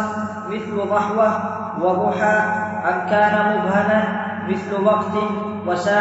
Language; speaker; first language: Arabic; native; Arabic